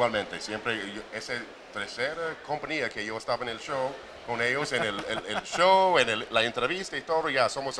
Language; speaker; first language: Spanish; non-native, fluent; English